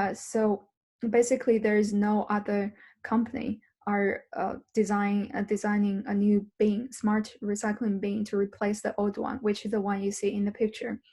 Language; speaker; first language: English; non-native, learner; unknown